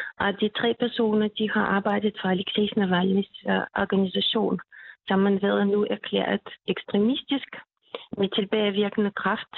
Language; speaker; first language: Danish; non-native, fluent; Russian